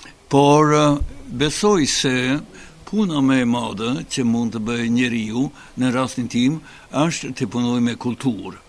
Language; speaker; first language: Albanian; non-native, fluent; Swedish